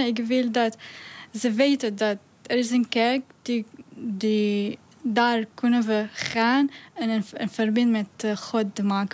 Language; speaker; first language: Dutch; non-native, learner; Arabic